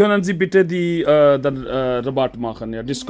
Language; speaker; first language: German; non-native, learner; Urdu